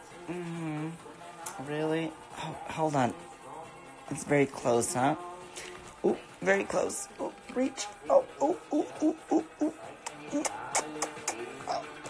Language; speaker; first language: English; early bilingual, other home language; Spanish